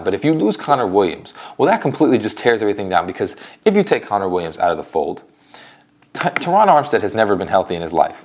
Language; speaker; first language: English; native; English